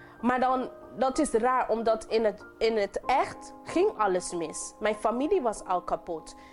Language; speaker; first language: Dutch; non-native, local second language; English